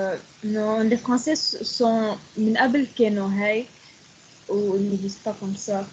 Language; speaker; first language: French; non-native, learner; Arabic